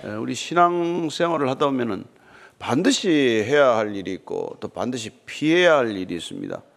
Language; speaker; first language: Korean; native; Korean